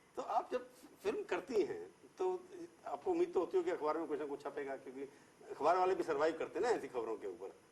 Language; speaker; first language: Hindi; native; Hindi